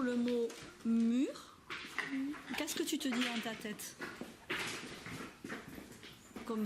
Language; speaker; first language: French; native; French